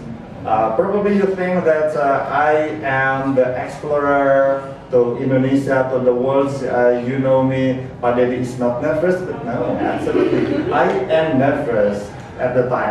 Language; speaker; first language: English; non-native, learner; Indonesian